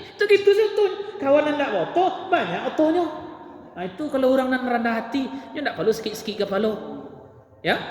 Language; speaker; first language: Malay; non-native, local second language; Minangkabau